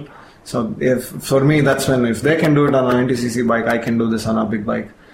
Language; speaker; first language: English; non-native, local second language; Kannada